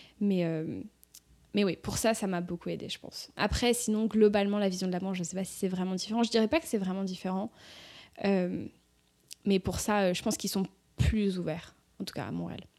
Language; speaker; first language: French; native; French